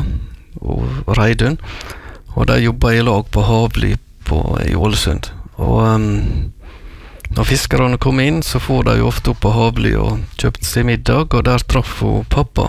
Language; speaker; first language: Norwegian; native; Norwegian